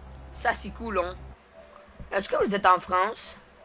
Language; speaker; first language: French; native; French